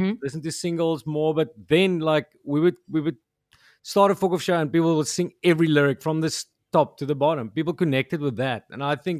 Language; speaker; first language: English; non-native, local second language; Afrikaans